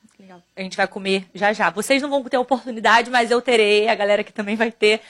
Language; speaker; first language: Portuguese; native; Portuguese